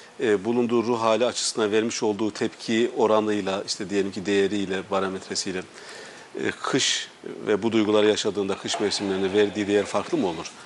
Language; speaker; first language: Turkish; native; Turkish